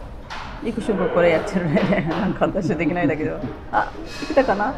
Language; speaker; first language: Japanese; non-native, learner; Arabic